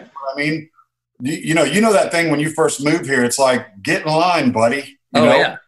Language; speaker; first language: English; native; English